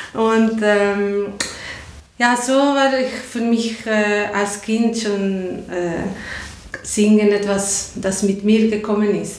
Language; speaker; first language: German; non-native, learner; Spanish